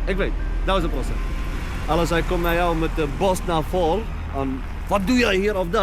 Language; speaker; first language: Dutch; non-native, learner; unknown